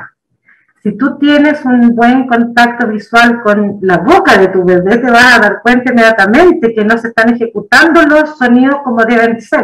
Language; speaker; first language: Spanish; native; Spanish